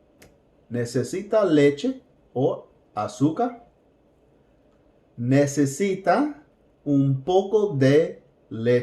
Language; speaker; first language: Spanish; non-native, fluent; English